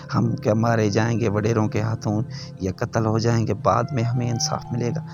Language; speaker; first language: Urdu; non-native, local second language; Sindhi